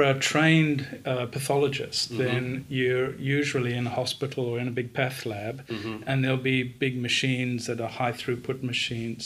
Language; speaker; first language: English; native; English